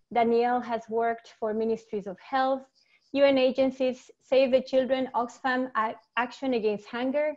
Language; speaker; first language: English; non-native, fluent; Spanish